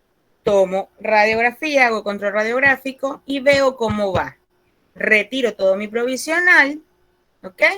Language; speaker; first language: Spanish; native; Spanish